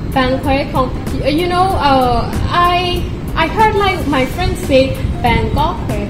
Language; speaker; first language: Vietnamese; non-native, learner; Burmese